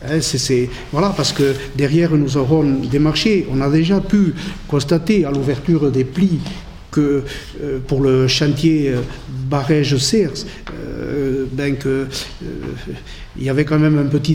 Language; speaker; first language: French; native; French